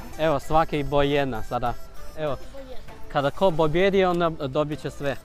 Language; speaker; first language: Bosnian; non-native, learner; Chinese